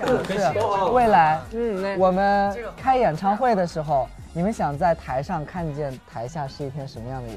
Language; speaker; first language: Chinese; native; Chinese